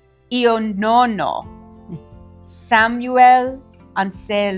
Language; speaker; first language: Italian; non-native, learner; English